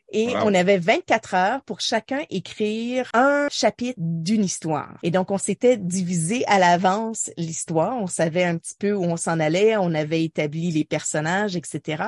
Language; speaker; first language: French; native; French